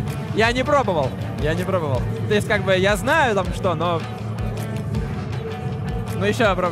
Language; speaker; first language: Russian; native; Russian